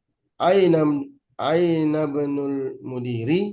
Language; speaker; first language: Arabic; non-native, learner; Indonesian